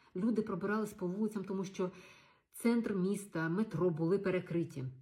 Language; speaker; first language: Ukrainian; native; Ukrainian